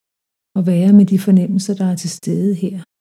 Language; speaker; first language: Danish; native; Danish